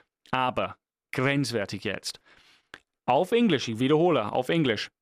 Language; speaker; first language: German; non-native, fluent; English